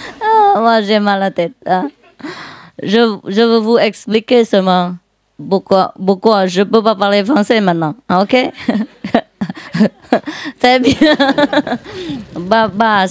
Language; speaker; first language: French; non-native, learner; Vietnamese